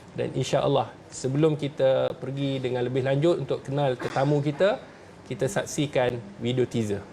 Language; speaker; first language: Malay; native; Malay